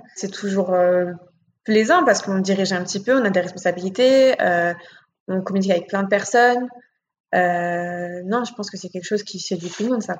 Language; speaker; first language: French; native; French